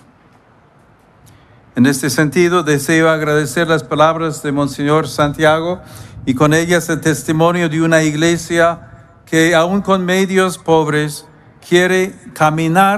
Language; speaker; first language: Spanish; non-native, fluent; English